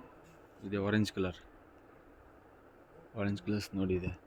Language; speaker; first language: Kannada; non-native, local second language; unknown